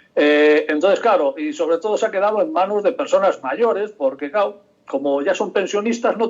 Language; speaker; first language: Spanish; non-native, local second language; Galician